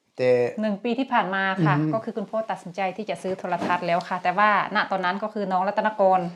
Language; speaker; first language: Thai; native; Thai